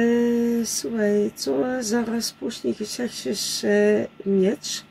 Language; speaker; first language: Polish; non-native, learner; Dutch